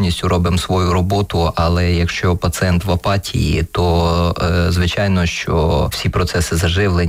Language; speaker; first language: Ukrainian; native; Ukrainian